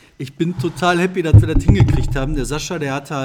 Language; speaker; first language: German; native; German